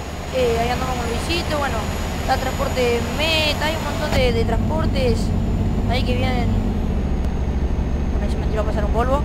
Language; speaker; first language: Spanish; native; Spanish